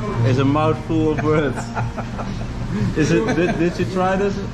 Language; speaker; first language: English; non-native, fluent; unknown